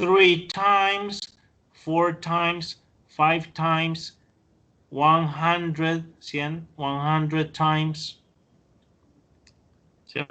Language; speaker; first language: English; non-native, fluent; Spanish